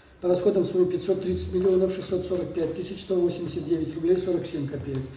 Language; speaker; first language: Russian; native; Russian